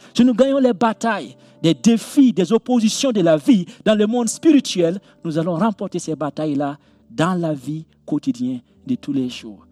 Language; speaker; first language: French; non-native, local second language; Mossi